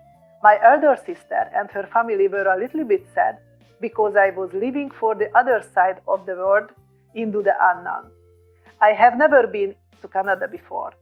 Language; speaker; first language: English; non-native, learner; Hungarian